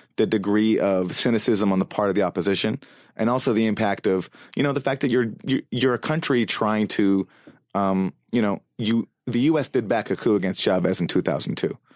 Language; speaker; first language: English; native; English